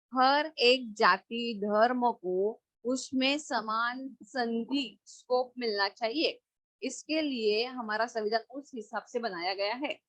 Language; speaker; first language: Hindi; non-native, local second language; Marathi